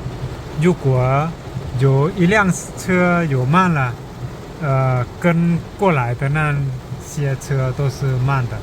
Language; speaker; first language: Chinese; non-native, fluent; Lao